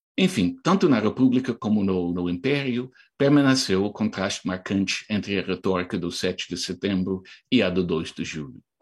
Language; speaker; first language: Portuguese; non-native, fluent; English